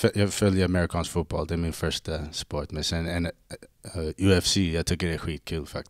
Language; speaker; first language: Swedish; non-native, fluent; English